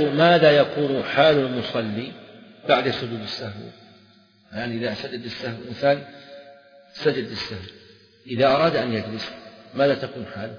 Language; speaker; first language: Arabic; native; Arabic